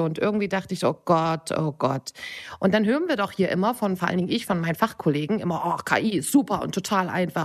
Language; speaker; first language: German; native; German